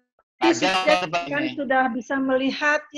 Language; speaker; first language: Indonesian; native; Indonesian